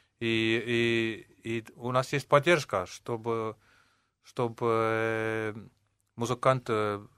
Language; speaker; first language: Russian; non-native, local second language; Estonian